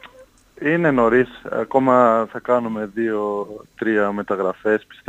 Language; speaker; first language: Greek; non-native, fluent; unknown